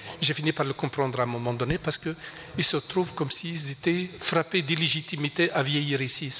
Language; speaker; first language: French; non-native, local second language; Arabic